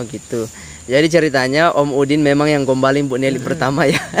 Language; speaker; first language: Indonesian; native; Indonesian